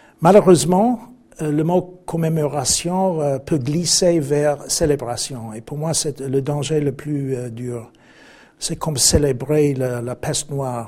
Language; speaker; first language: French; non-native, fluent; English